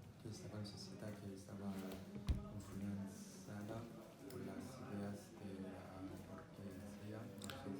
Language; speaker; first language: Spanish; non-native, learner; French